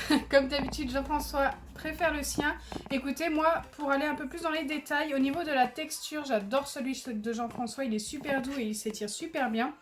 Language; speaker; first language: French; native; French